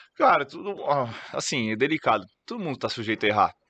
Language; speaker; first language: Portuguese; native; Portuguese